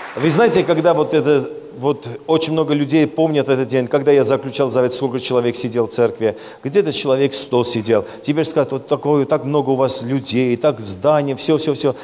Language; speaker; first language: Russian; non-native, local second language; Armenian